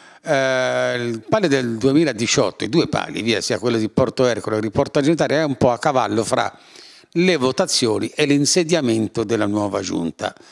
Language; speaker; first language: Italian; native; Italian